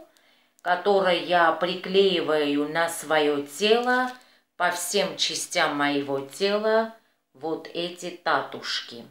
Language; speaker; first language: Russian; non-native, fluent; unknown